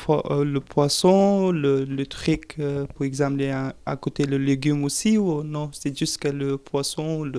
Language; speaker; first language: French; non-native, learner; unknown